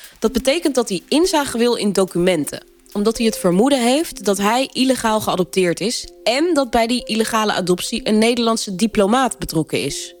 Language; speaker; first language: Dutch; native; Dutch